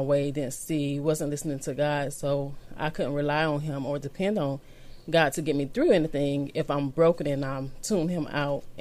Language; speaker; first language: English; native; English